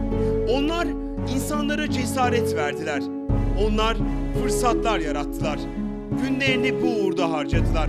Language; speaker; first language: Turkish; native; Turkish